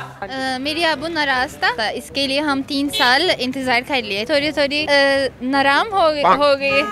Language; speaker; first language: Hindi; non-native, learner; Azerbaijani